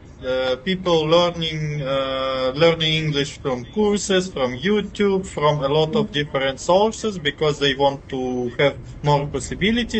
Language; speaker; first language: English; non-native, fluent; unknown